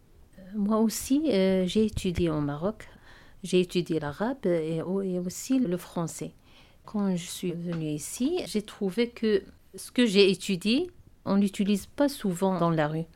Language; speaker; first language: French; non-native, learner; Arabic